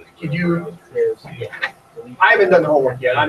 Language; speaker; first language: English; native; English